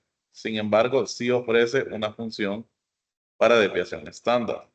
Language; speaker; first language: Spanish; native; Spanish